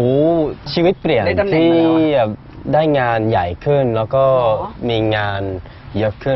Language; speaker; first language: Thai; non-native, fluent; Swedish